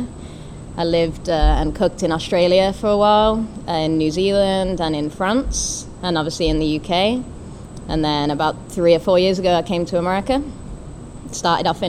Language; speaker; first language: English; native; English